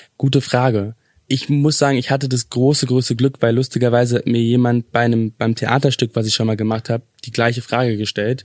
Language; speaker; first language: German; early bilingual, other home language; English